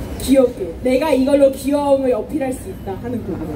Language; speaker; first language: Korean; non-native, fluent; Japanese